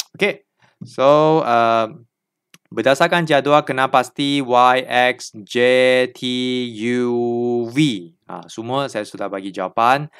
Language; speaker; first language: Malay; non-native, local second language; Chinese